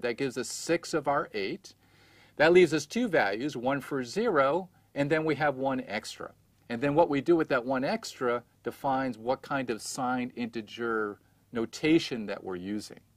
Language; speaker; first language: English; native; English